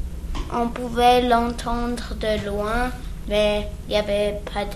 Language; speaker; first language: French; early bilingual, other home language; English